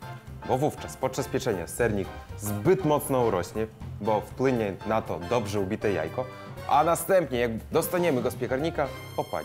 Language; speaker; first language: Polish; native; Polish